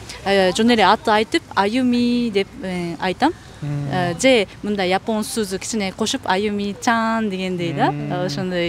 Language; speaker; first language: Kyrgyz; non-native, fluent; Japanese